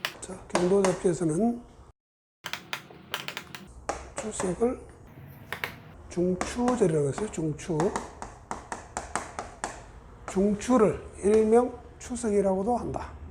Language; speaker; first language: Korean; native; Korean